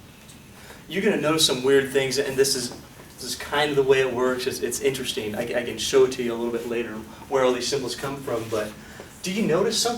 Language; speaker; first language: English; native; English